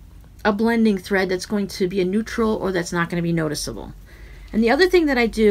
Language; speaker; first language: English; native; English